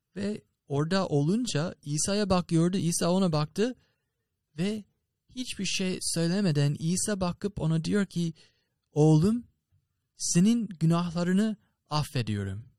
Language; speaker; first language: Turkish; non-native, fluent; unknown